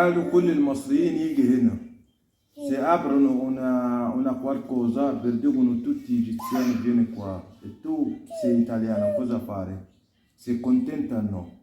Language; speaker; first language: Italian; non-native, learner; Arabic